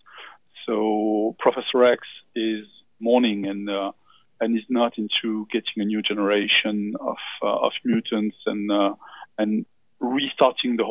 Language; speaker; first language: English; non-native, fluent; French